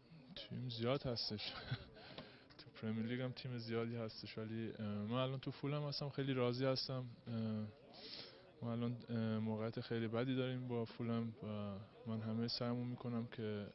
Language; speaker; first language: Persian; early bilingual, heritage; Persian